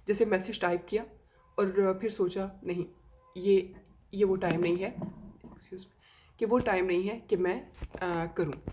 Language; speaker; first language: Hindi; native; Hindi